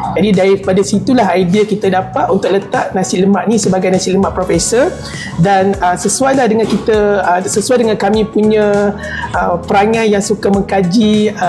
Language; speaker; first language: Malay; native; Malay